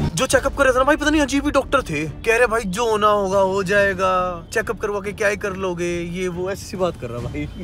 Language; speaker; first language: Hindi; native; Hindi